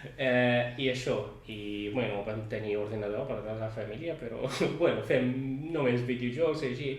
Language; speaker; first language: Catalan; non-native, fluent; Arabic